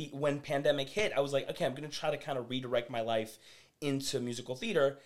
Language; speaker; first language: English; early bilingual, other home language; French